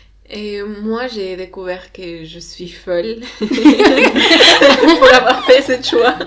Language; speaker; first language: French; non-native, learner; Spanish